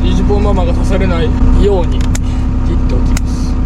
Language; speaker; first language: Japanese; native; Japanese